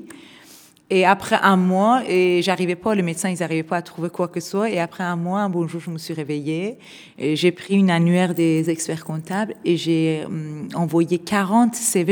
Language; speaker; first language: French; non-native, fluent; Persian